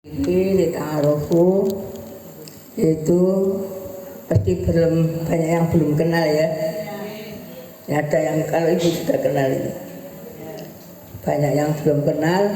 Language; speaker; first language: Indonesian; non-native, local second language; Javanese